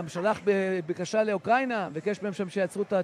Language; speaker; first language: Hebrew; native; Hebrew